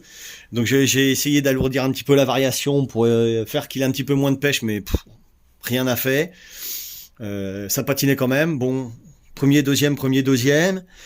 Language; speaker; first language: French; native; French